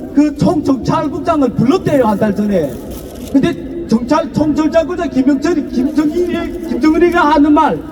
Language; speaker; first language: Korean; native; Korean